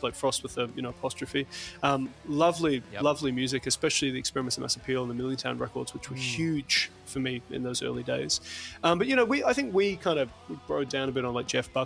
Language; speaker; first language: English; native; English